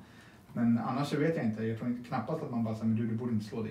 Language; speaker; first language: Swedish; native; Swedish